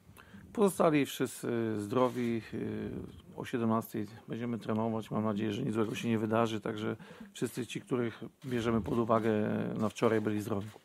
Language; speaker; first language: Polish; native; Polish